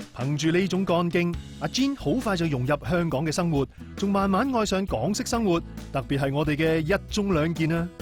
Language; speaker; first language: Cantonese; native; Cantonese